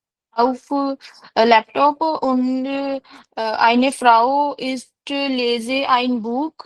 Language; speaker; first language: German; non-native, learner; Hindi